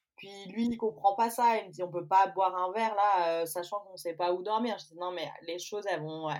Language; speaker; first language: French; native; French